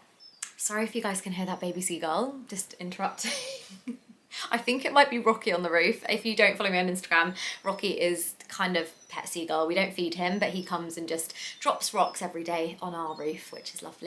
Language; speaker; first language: English; native; English